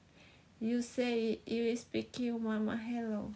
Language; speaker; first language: English; non-native, learner; Portuguese